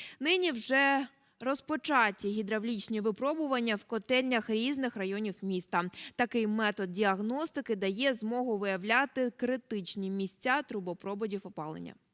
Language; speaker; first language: Ukrainian; native; Ukrainian